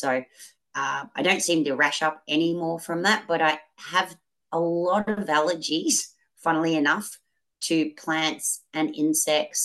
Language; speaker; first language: English; native; English